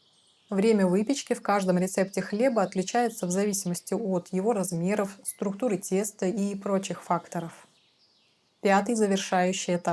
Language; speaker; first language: Russian; native; Russian